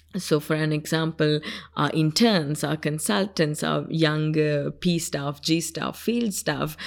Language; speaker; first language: English; non-native, local second language; Sinhala